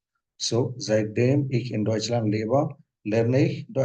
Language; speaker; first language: German; non-native, fluent; Hindi